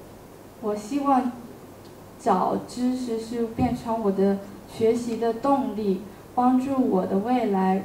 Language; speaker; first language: Chinese; non-native, learner; Japanese